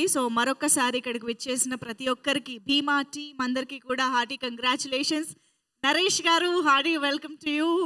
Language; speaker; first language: Telugu; native; Telugu